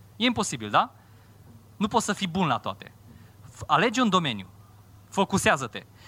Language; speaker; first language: Romanian; non-native, fluent; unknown